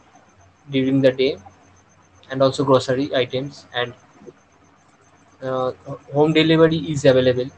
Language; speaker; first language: English; non-native, local second language; Bangla